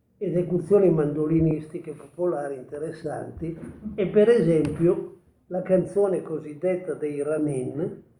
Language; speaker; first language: Italian; native; Italian